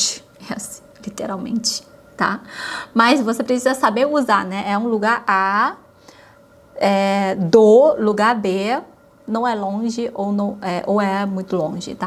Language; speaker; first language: Portuguese; non-native, fluent; Chinese